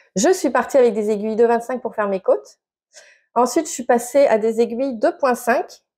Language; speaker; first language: French; native; French